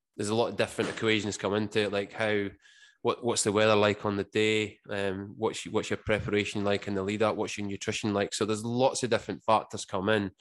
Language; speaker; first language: English; native; English